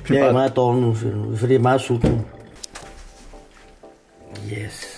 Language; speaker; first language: Danish; non-native, fluent; Chinese